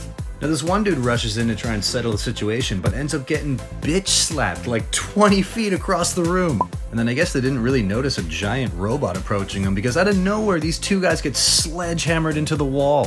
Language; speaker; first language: English; native; English